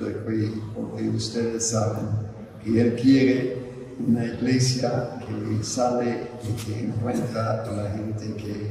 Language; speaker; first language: Spanish; non-native, fluent; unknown